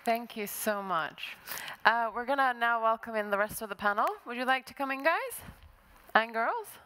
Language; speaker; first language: English; non-native, fluent; Norwegian